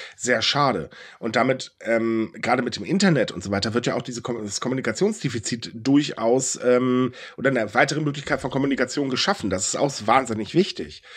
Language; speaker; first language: German; native; German